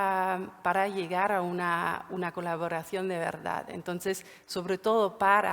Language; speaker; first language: Spanish; non-native, fluent; German